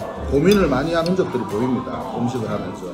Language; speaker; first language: Korean; native; Korean